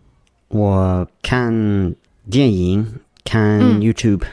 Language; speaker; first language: Chinese; non-native, learner; English